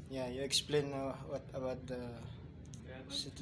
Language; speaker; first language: English; non-native, learner; Filipino